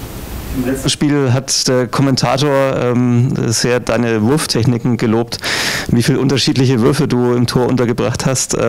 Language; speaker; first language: German; native; German